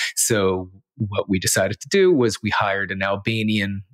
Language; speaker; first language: English; native; English